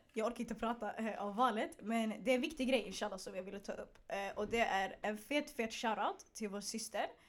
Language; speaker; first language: Swedish; early bilingual, other home language; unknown